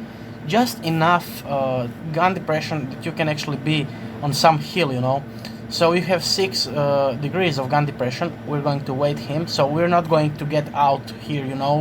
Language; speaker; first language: English; non-native, fluent; Croatian